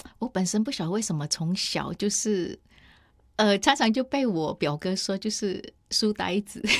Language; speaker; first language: Chinese; non-native, fluent; Vietnamese